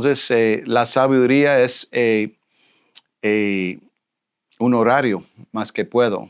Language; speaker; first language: Spanish; non-native, fluent; English